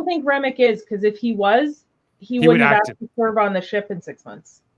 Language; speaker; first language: English; native; English